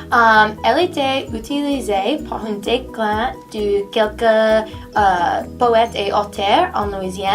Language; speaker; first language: French; non-native, fluent; English